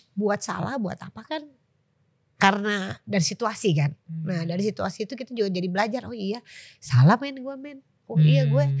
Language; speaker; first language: Indonesian; native; Indonesian